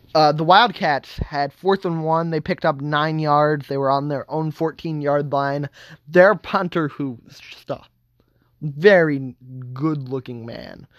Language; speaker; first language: English; native; English